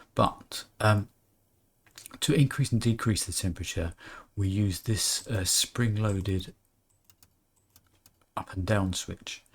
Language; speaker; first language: English; native; English